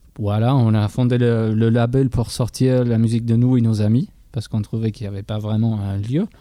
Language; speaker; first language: French; non-native, fluent; English